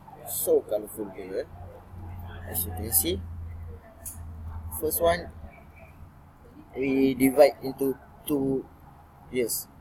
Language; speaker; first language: English; non-native, learner; Malay